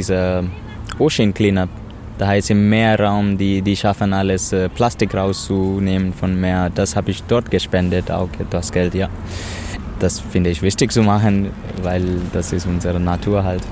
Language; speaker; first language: German; non-native, learner; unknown